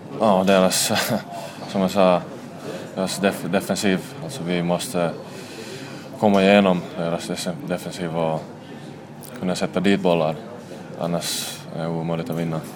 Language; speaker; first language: Swedish; non-native, fluent; Finnish